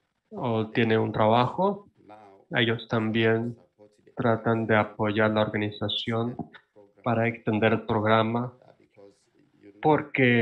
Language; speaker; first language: Spanish; non-native, fluent; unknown